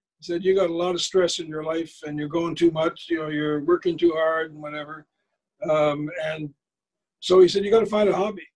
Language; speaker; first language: English; native; English